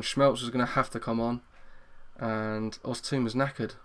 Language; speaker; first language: English; native; English